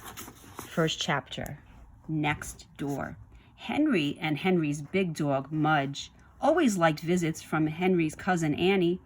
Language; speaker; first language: English; native; English